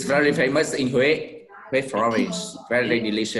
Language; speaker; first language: English; non-native, learner; Vietnamese